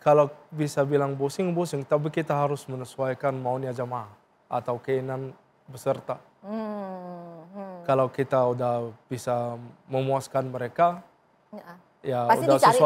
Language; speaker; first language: Indonesian; non-native, fluent; Arabic